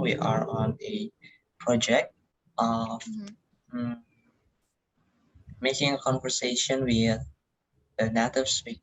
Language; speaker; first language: English; non-native, learner; Indonesian